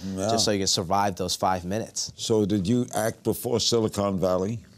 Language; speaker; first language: English; non-native, local second language; Cantonese